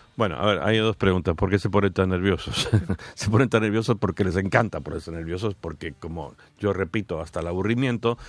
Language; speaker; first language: Spanish; non-native, fluent; English